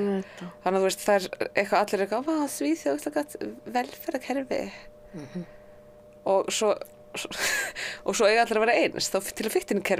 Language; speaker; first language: Icelandic; native; Icelandic